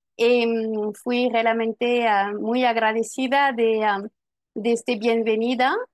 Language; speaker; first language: Spanish; non-native, fluent; French